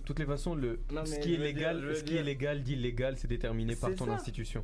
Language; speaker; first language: French; native; French